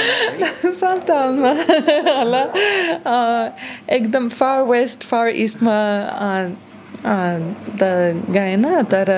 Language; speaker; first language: Nepali; non-native, learner; German